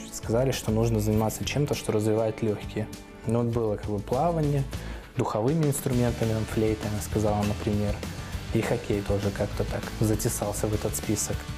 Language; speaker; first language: Russian; native; Russian